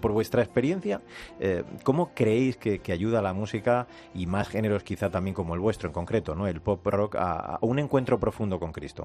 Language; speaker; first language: Spanish; native; Spanish